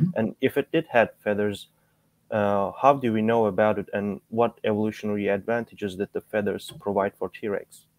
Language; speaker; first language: English; non-native, fluent; Turkish